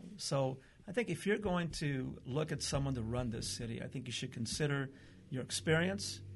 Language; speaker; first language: English; early bilingual, other home language; Portuguese